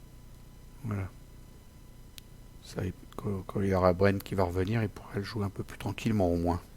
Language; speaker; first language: French; native; French